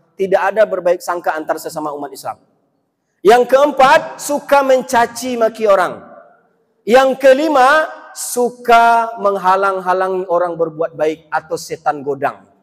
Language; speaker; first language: Indonesian; non-native, local second language; Minangkabau